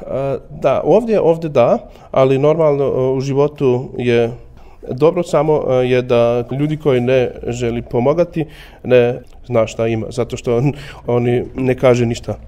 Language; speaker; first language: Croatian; non-native, learner; German